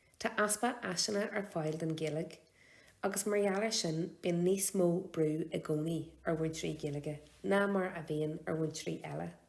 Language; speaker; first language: Irish; non-native, local second language; English